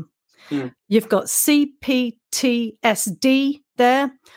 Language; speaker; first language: English; native; English